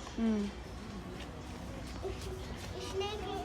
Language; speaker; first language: German; early bilingual, other home language; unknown